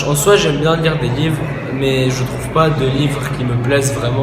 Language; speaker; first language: French; native; French